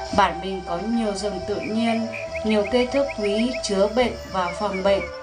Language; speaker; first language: Vietnamese; non-native, local second language; Iu Mien